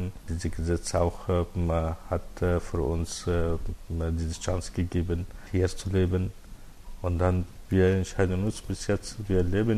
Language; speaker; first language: German; non-native, learner; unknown